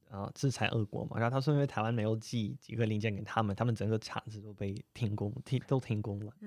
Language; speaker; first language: Chinese; non-native, fluent; Russian